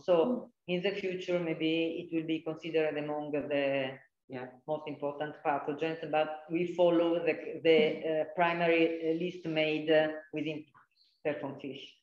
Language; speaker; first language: English; non-native, fluent; Italian